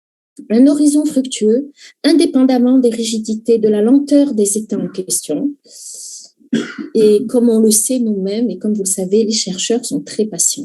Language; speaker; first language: French; native; French